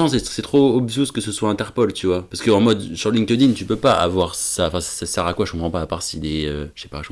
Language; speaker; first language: French; native; French